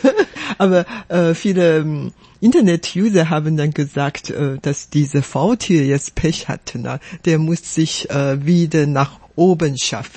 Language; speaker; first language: German; non-native, fluent; Chinese